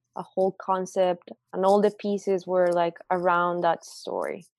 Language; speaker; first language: English; non-native, fluent; Spanish